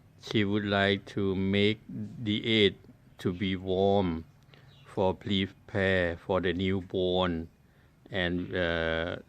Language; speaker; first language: English; non-native, learner; Thai